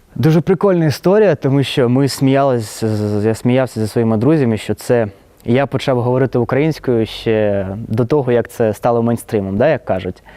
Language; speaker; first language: Ukrainian; non-native, local second language; Russian